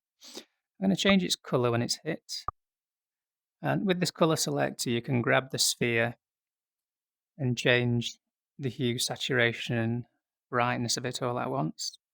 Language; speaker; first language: English; native; English